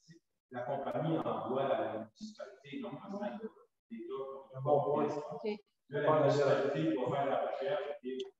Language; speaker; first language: French; native; French